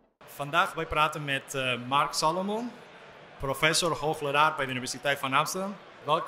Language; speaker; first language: Dutch; non-native, fluent; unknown